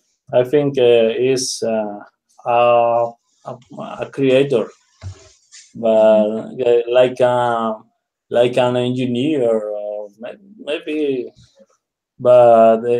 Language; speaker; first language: English; non-native, learner; Spanish